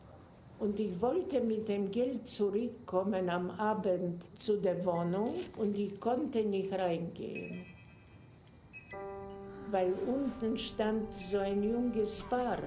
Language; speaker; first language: German; non-native, fluent; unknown